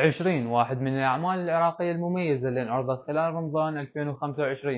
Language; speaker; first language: Arabic; native; Arabic